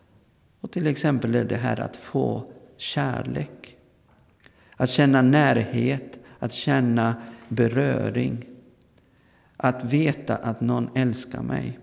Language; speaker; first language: Swedish; non-native, fluent; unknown